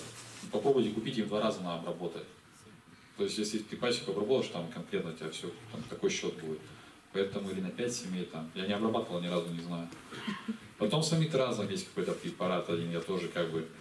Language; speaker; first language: Russian; native; Russian